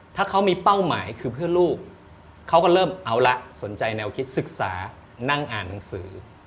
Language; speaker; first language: Thai; native; Thai